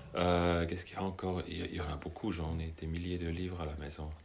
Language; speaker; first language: French; non-native, fluent; German